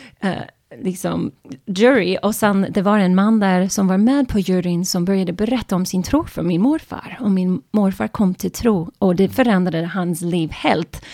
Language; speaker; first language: Swedish; non-native, fluent; English